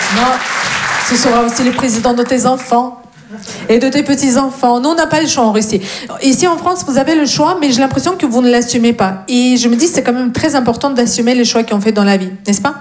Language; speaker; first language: French; non-native, fluent; Russian